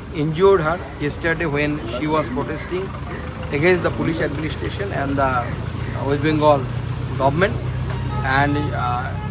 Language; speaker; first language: English; non-native, local second language; Bangla